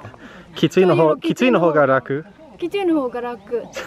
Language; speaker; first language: Japanese; non-native, fluent; English